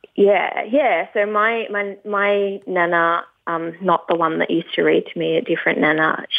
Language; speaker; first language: English; native; English